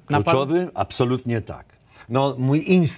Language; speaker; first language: Polish; native; Polish